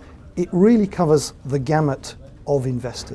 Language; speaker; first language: English; native; English